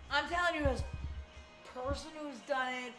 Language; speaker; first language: English; native; English